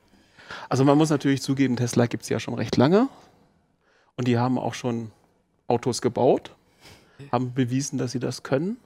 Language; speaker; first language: German; native; German